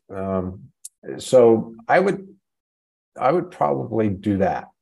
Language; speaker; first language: English; non-native, fluent; German